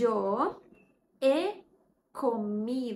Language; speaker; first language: Spanish; non-native, fluent; Portuguese